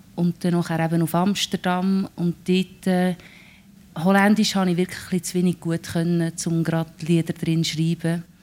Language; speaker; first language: Swiss German; native; Swiss German